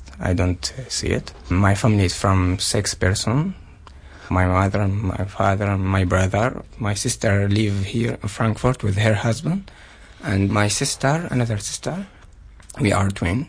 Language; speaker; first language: English; non-native, learner; Arabic